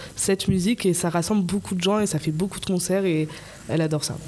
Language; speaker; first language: French; native; French